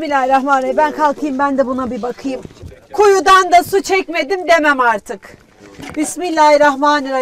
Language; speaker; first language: Turkish; native; Turkish